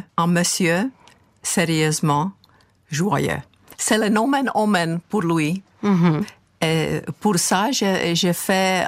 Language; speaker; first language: French; non-native, fluent; Czech